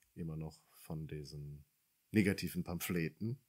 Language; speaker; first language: German; native; German